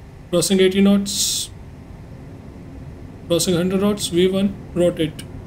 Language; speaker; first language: English; non-native, local second language; Hindi